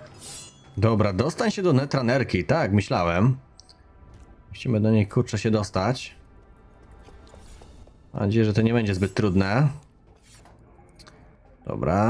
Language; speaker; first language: Polish; native; Polish